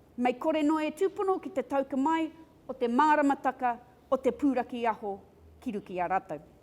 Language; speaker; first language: Māori; non-native, local second language; English